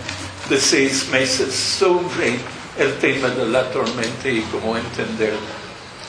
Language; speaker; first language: Spanish; non-native, fluent; English